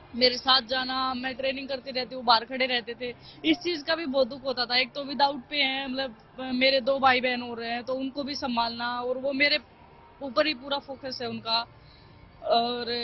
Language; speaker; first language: Hindi; native; Hindi